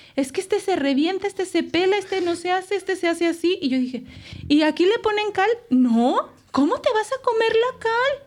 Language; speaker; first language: Spanish; native; Spanish